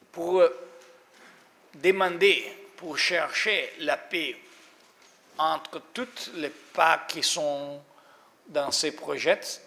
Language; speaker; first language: French; non-native, fluent; Italian